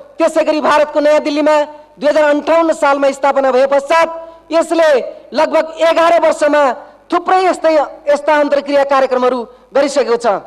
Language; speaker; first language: Nepali; native; Nepali